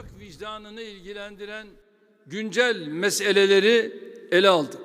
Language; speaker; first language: Turkish; native; Turkish